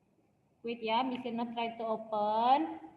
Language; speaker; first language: English; non-native, learner; Indonesian